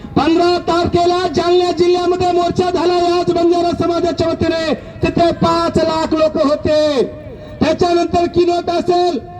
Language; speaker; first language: Marathi; non-native, local second language; Lambadi